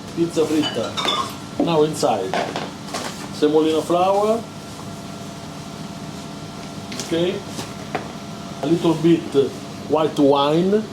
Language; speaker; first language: English; non-native, learner; Italian